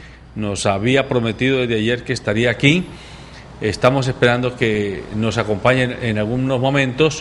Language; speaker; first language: Spanish; native; Spanish